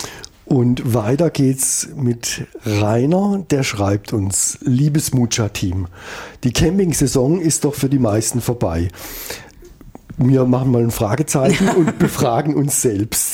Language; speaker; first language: German; native; German